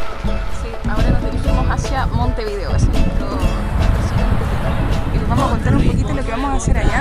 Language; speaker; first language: Spanish; native; Spanish